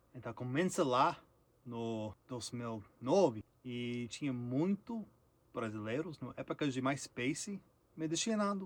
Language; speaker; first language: Portuguese; non-native, learner; English